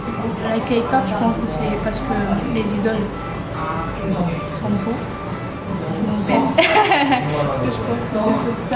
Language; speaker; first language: French; non-native, fluent; Korean